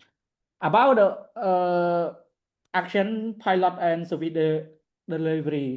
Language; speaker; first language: English; non-native, learner; Khmer